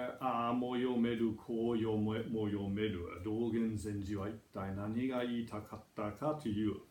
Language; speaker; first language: Japanese; non-native, fluent; German